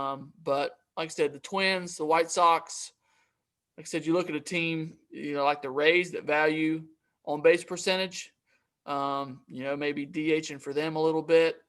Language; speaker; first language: English; native; English